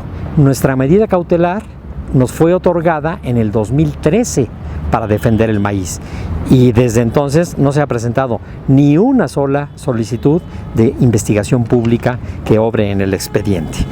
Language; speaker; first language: Spanish; native; Spanish